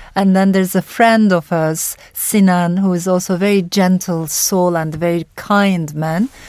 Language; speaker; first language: English; non-native, fluent; Turkish